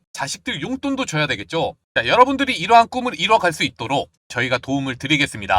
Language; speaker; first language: Korean; native; Korean